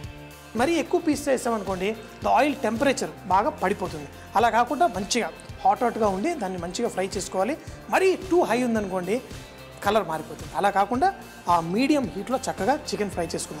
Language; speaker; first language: Telugu; native; Telugu